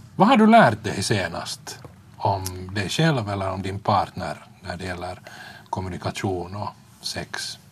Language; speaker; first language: Swedish; native; Swedish